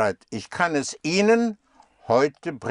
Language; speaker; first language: German; non-native, fluent; English